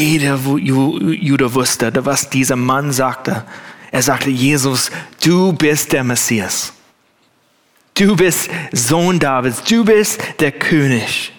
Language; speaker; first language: German; non-native, fluent; English